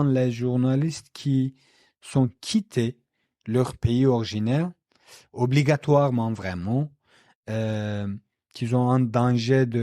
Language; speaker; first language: French; non-native, learner; Kurdish